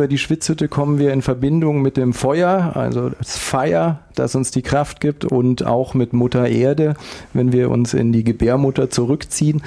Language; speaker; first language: German; native; German